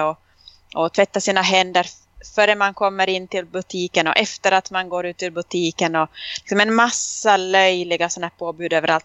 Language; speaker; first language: Swedish; native; Swedish